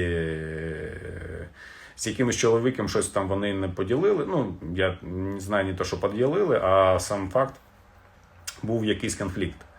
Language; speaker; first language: Ukrainian; non-native, local second language; Russian